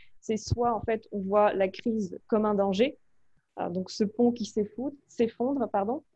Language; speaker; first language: French; native; French